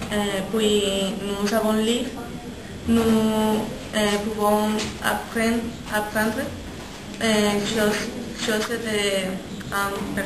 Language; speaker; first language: French; non-native, learner; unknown